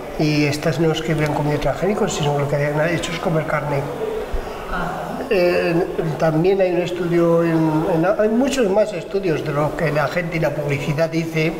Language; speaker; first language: Spanish; native; Spanish